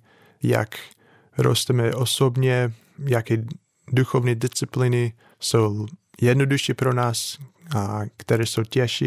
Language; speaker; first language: Czech; non-native, fluent; English